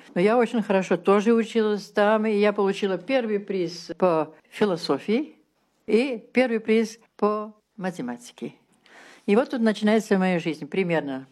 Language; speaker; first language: Russian; early bilingual, heritage; Russian